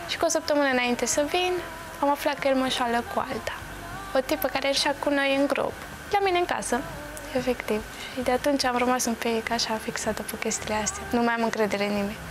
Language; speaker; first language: Romanian; early bilingual, heritage; Romanian